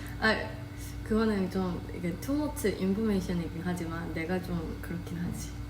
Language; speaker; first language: Korean; non-native, fluent; Burmese